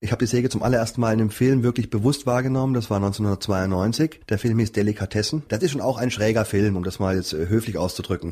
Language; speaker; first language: German; native; German